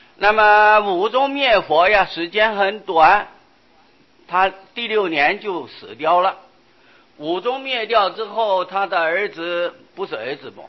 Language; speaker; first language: Chinese; non-native, local second language; Hakka Chinese